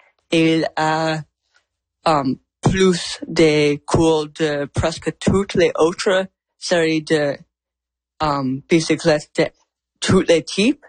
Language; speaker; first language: French; non-native, local second language; English